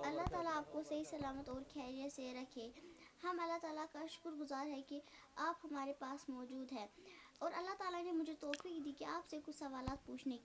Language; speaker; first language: Hindi; non-native, local second language; Kashmiri